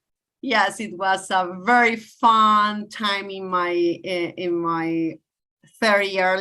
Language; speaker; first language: English; non-native, learner; Spanish